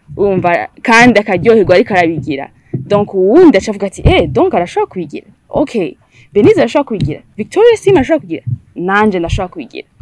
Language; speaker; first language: Rundi; early bilingual, heritage; Rundi